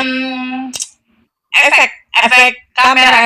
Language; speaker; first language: English; non-native, learner; Indonesian